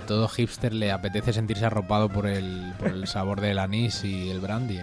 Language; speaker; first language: Spanish; native; Spanish